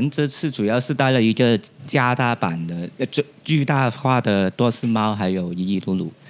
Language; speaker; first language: Chinese; non-native, local second language; Cantonese